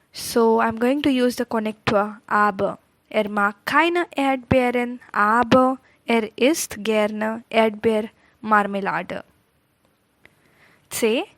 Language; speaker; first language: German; non-native, fluent; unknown